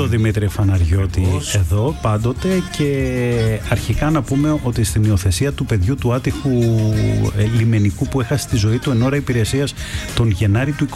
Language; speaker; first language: Greek; native; Greek